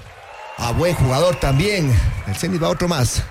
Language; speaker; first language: Spanish; native; Spanish